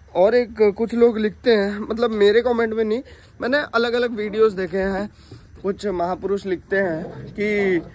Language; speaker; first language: Hindi; non-native, local second language; Odia